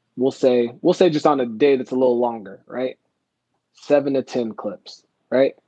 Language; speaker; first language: English; native; English